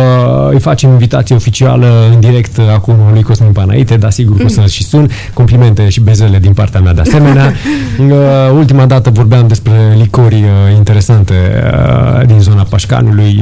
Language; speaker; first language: Romanian; native; Romanian